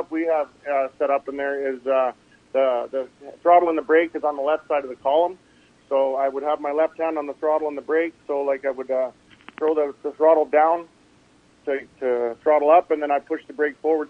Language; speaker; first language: English; native; English